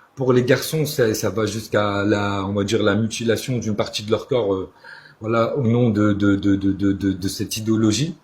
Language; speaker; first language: French; early bilingual, other home language; Arabic